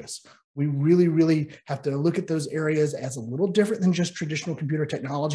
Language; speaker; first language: English; native; English